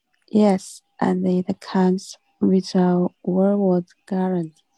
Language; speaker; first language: English; non-native, learner; Chinese